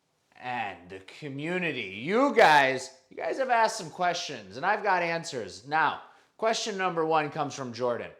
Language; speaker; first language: English; native; English